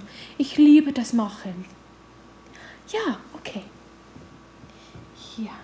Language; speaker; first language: German; non-native, learner; English